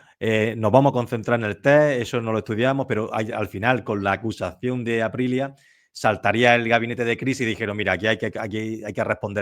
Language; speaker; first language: Spanish; native; Spanish